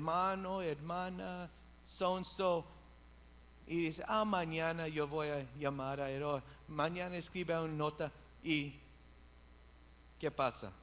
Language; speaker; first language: Spanish; early bilingual, heritage; English